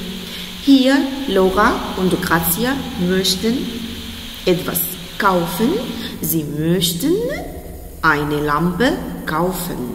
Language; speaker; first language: German; non-native, fluent; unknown